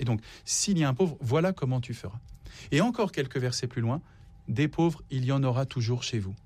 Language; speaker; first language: French; native; French